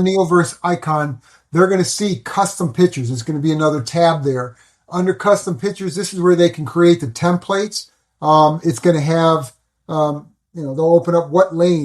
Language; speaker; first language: English; native; English